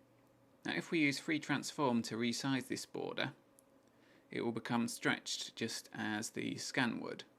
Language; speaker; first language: English; native; English